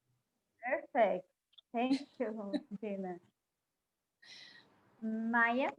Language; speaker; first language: English; non-native, learner; Portuguese